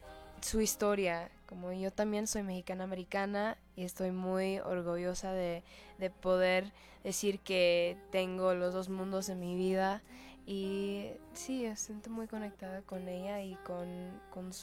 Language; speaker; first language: Spanish; early bilingual, heritage; Spanish